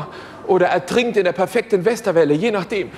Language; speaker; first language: German; native; German